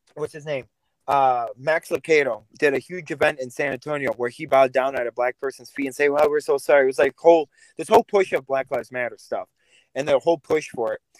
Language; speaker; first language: English; early bilingual, other home language; Russian